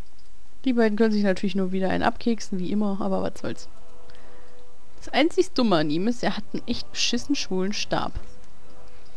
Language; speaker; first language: German; native; German